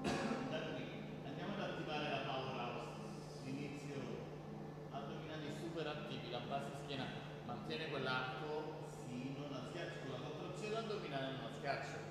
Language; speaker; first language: Italian; native; Italian